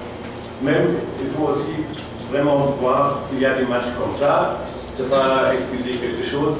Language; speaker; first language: French; non-native, fluent; German